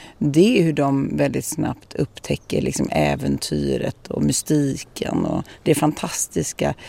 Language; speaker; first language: Swedish; native; Swedish